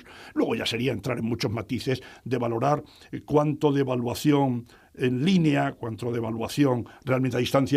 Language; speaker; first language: Spanish; native; Spanish